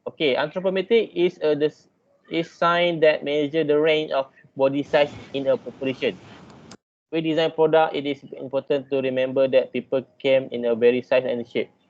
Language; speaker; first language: English; non-native, local second language; Malay